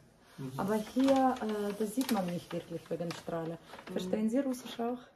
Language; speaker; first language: German; non-native, fluent; Russian